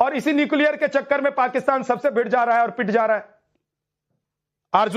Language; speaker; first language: Hindi; native; Hindi